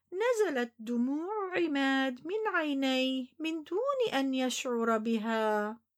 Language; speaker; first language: Arabic; native; Arabic